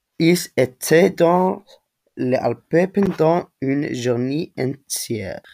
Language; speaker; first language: French; non-native, learner; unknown